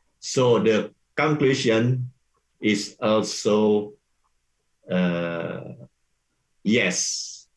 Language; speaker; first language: English; non-native, learner; Indonesian